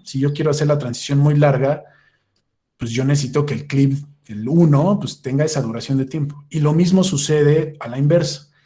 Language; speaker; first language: Spanish; native; Spanish